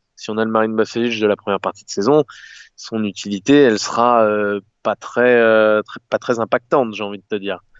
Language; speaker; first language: French; native; French